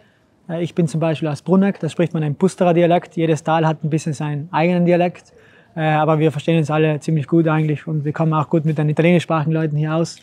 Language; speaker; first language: German; native; German